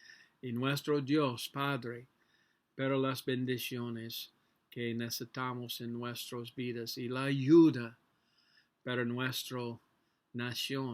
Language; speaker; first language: Spanish; non-native, learner; English